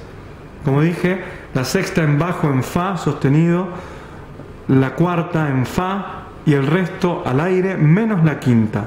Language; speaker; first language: Spanish; native; Spanish